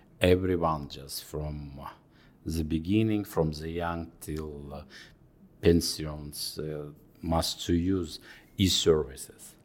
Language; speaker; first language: English; non-native, fluent; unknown